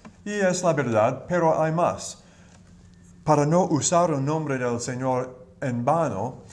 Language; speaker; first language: Spanish; non-native, learner; English